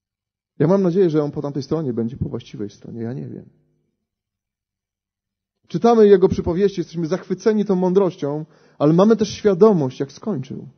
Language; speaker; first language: Polish; native; Polish